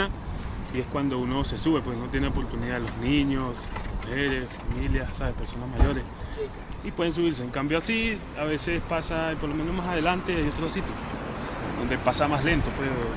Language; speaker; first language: Spanish; native; Spanish